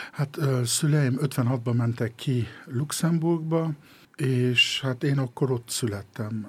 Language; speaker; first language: Hungarian; early bilingual, heritage; Hungarian